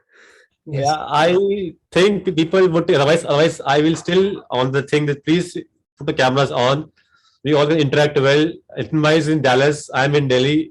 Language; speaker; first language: English; non-native, local second language; Hindi